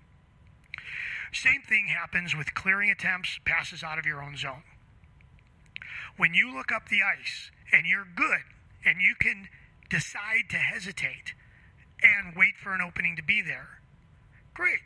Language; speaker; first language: English; native; English